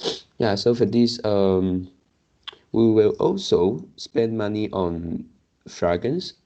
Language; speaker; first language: English; non-native, learner; Chinese